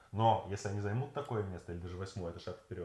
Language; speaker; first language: Russian; native; Russian